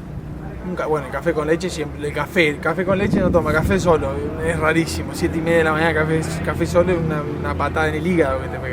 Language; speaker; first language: Spanish; native; Spanish